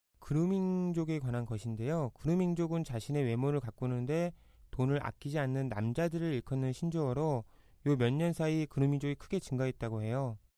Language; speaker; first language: Korean; native; Korean